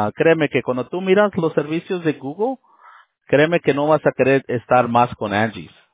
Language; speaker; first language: Spanish; early bilingual, heritage; Spanish